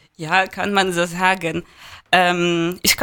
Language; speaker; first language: German; non-native, learner; Polish